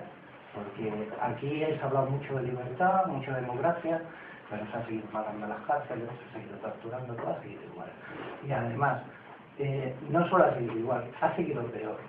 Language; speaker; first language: Spanish; native; Spanish